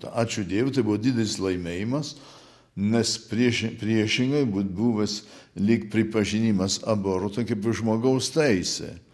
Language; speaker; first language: Lithuanian; early bilingual, heritage; Lithuanian